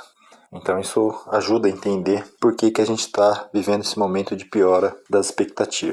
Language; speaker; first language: Portuguese; native; Portuguese